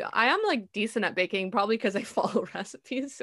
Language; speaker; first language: English; native; English